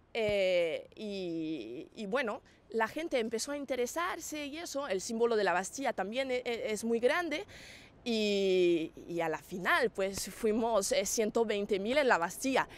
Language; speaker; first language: Spanish; non-native, fluent; French